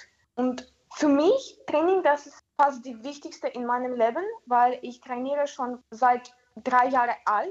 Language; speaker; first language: German; non-native, learner; Ukrainian